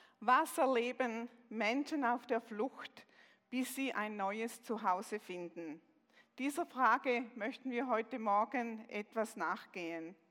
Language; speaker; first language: German; native; German